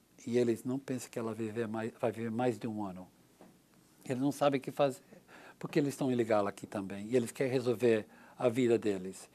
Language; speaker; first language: Portuguese; non-native, learner; English